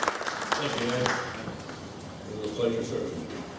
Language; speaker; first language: English; native; English